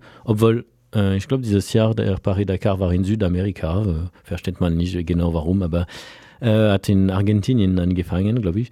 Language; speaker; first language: German; non-native, fluent; French